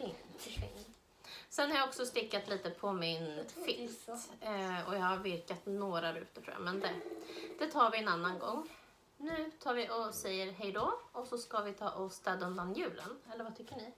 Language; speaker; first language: Swedish; native; Swedish